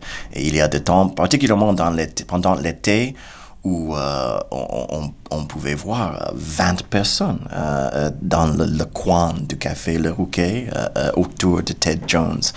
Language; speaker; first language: French; non-native, fluent; English